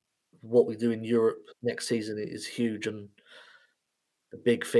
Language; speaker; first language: English; native; English